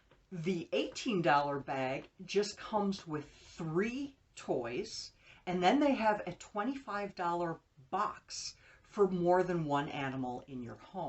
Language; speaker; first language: English; native; English